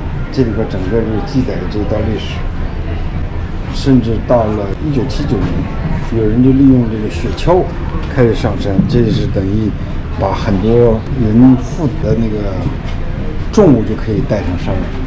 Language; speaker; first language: Chinese; native; Chinese